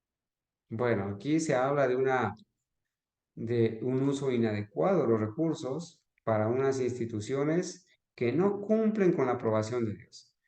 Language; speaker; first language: Spanish; native; Spanish